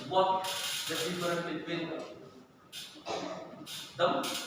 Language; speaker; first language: English; non-native, fluent; Indonesian